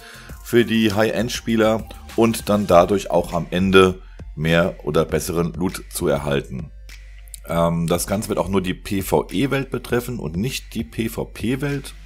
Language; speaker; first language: German; native; German